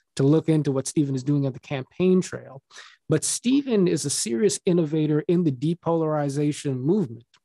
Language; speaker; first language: English; native; English